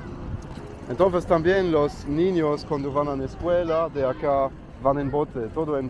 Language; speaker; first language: Spanish; non-native, learner; English